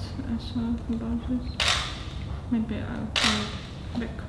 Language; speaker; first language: English; non-native, learner; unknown